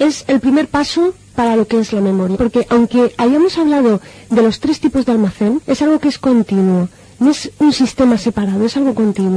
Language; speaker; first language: Spanish; native; Spanish